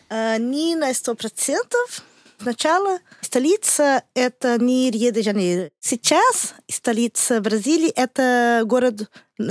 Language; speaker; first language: Russian; non-native, learner; Portuguese